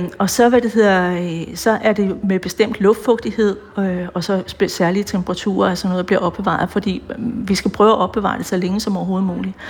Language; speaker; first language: Danish; native; Danish